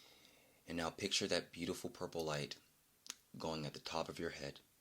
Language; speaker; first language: English; native; English